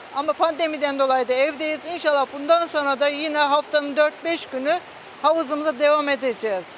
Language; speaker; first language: Turkish; native; Turkish